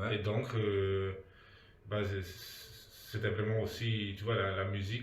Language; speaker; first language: French; non-native, local second language; Italian